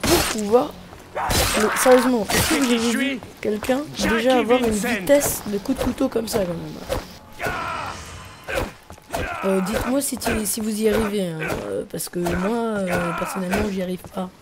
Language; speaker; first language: French; native; French